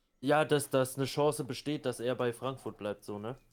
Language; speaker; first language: German; native; German